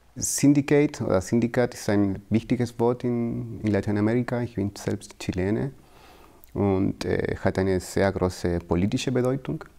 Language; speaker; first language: German; non-native, fluent; Spanish